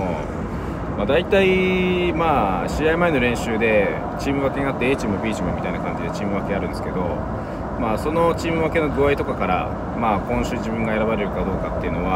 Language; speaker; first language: Japanese; native; Japanese